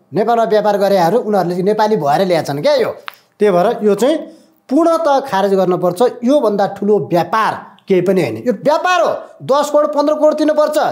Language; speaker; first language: Nepali; native; Nepali